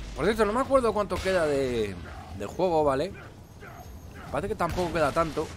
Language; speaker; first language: Spanish; native; Spanish